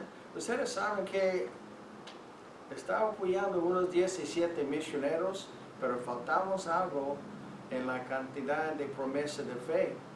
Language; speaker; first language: Spanish; non-native, fluent; English